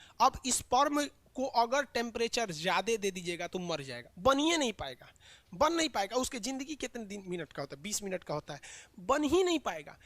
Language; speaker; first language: Hindi; native; Hindi